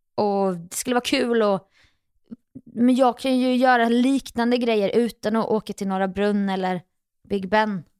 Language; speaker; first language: Swedish; native; Swedish